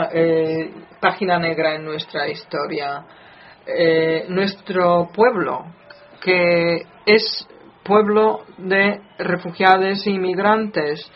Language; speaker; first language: Spanish; non-native, fluent; Polish